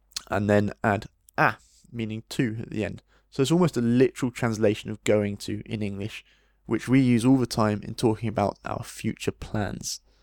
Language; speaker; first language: English; native; English